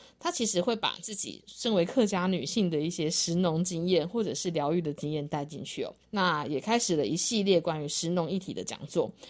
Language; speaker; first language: Chinese; native; Chinese